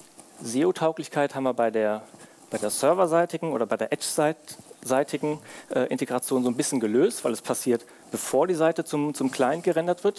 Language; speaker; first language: German; native; German